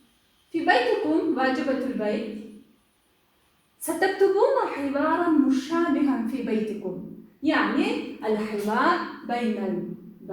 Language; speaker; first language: Arabic; non-native, fluent; Kyrgyz